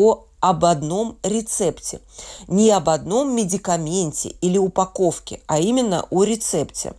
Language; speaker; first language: Russian; native; Russian